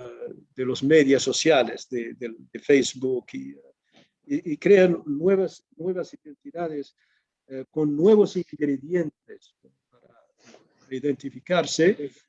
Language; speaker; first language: Spanish; non-native, fluent; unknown